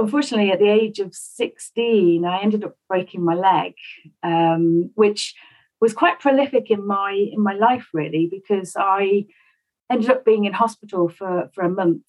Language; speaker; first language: English; native; English